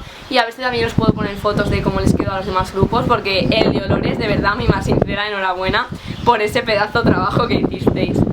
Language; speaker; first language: Spanish; native; Spanish